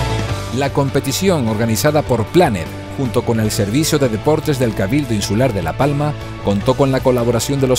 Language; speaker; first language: Spanish; native; Spanish